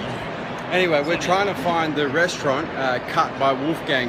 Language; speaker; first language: English; native; English